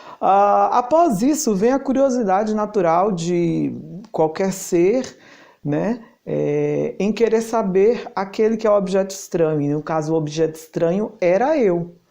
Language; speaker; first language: Portuguese; native; Portuguese